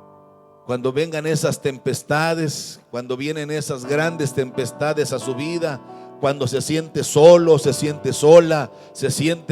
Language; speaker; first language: Spanish; native; Spanish